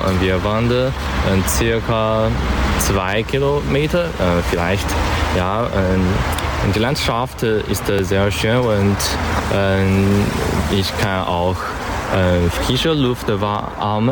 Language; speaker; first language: German; non-native, learner; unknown